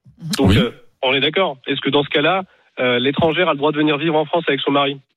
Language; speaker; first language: French; non-native, local second language; Arabic